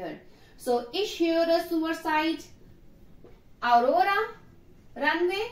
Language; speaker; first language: German; non-native, learner; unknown